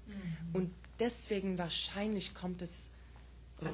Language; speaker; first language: German; non-native, fluent; English